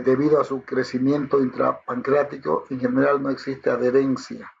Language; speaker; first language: Spanish; native; Spanish